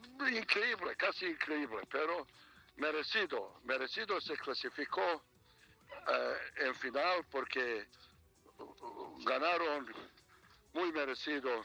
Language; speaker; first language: Spanish; non-native, learner; Serbian